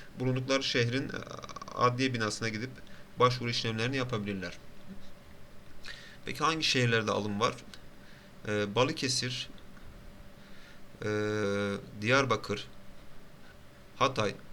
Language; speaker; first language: Turkish; native; Turkish